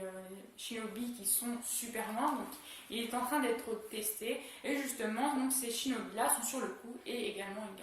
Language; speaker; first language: French; native; French